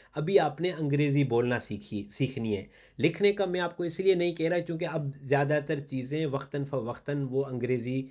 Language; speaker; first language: Urdu; non-native, local second language; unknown